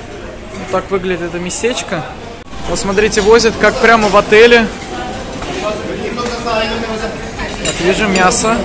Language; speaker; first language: Russian; native; Russian